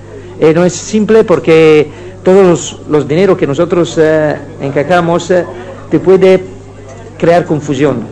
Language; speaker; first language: Spanish; non-native, fluent; Italian